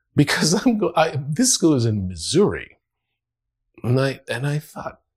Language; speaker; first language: English; non-native, fluent; Spanish